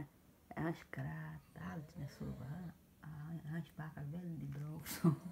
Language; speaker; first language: Swedish; non-native, learner; Portuguese